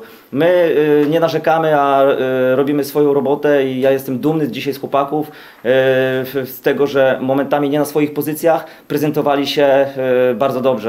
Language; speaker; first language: Polish; native; Polish